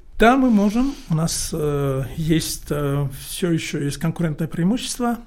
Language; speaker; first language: Russian; non-native, local second language; Tajik